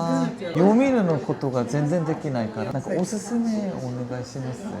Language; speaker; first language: Japanese; non-native, learner; Korean